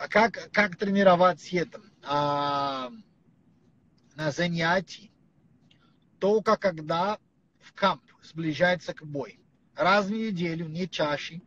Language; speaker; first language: Russian; non-native, learner; Portuguese